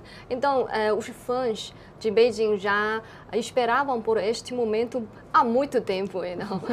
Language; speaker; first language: Portuguese; non-native, fluent; Chinese